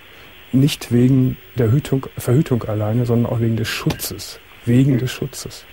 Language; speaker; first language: German; native; German